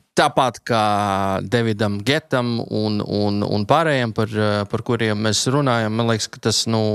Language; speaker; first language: Latvian; non-native, local second language; Russian